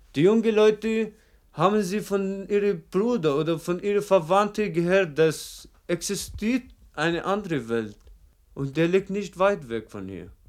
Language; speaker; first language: German; non-native, fluent; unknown